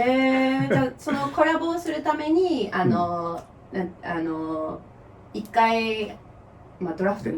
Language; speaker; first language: Japanese; non-native, fluent; English